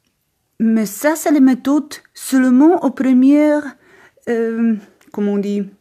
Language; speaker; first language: French; non-native, learner; Polish